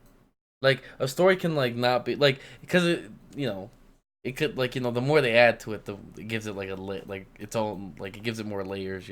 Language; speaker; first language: English; native; English